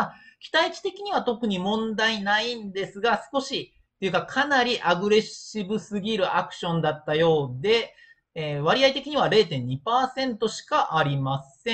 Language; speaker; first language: Japanese; native; Japanese